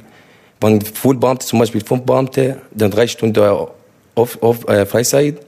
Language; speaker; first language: German; non-native, learner; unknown